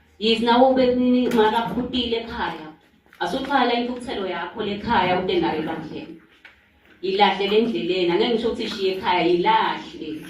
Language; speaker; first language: Zulu; non-native, local second language; Swati